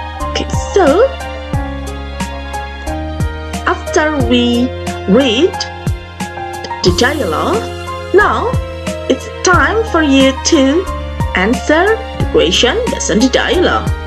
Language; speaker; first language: English; non-native, fluent; Indonesian